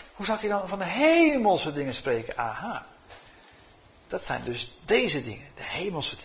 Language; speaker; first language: Dutch; native; Dutch